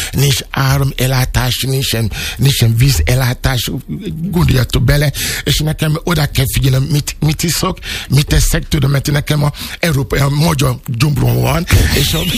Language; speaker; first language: Hungarian; non-native, learner; Yoruba